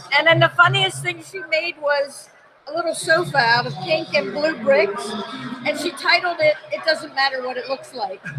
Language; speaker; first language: English; native; English